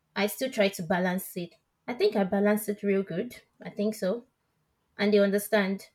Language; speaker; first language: English; non-native, local second language; Yoruba